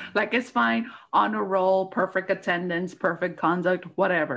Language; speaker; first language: English; early bilingual, other home language; Spanish